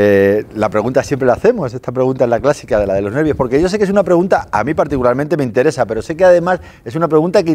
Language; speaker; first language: Spanish; native; Spanish